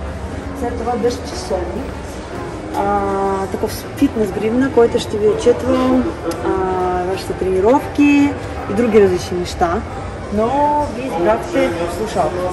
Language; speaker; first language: Bulgarian; non-native, learner; Russian